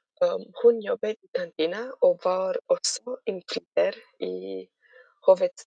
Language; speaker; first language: Norwegian; non-native, learner; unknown